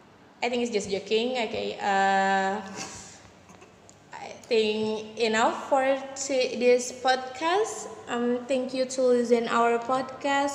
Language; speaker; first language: English; non-native, learner; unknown